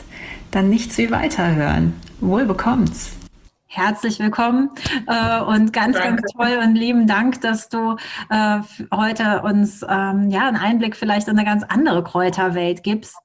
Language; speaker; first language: German; native; German